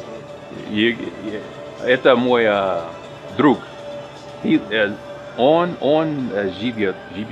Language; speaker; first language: Russian; non-native, learner; English